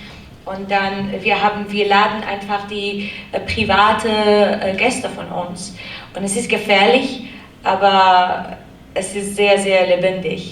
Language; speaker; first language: German; non-native, learner; Kurdish